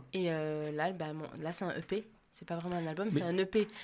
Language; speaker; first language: French; native; French